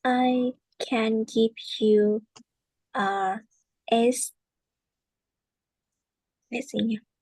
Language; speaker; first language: English; non-native, learner; Vietnamese